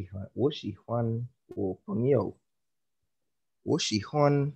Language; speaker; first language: Chinese; non-native, learner; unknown